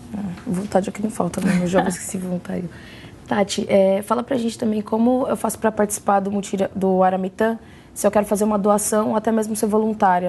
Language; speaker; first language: Portuguese; native; Portuguese